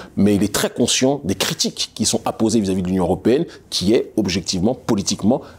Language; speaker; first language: French; native; French